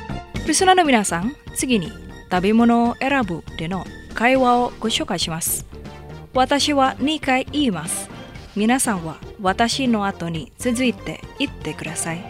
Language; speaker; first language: Japanese; non-native, fluent; Indonesian